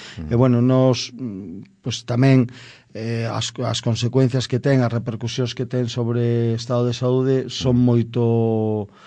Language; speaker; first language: Galician; non-native, local second language; Spanish